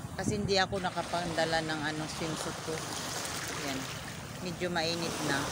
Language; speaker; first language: Filipino; non-native, local second language; Surigaonon